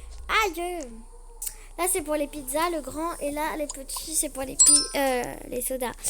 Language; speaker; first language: French; native; French